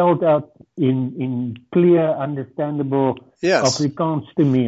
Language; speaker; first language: English; non-native, local second language; Afrikaans